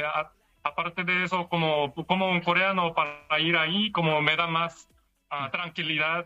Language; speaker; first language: Spanish; non-native, learner; Korean